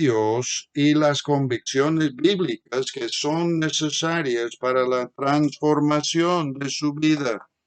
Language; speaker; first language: Spanish; non-native, fluent; English